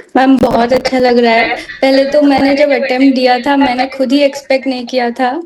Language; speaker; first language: Hindi; non-native, local second language; Assamese